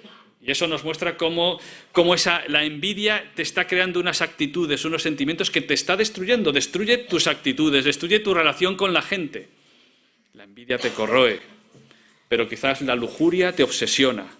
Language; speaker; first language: Spanish; native; Spanish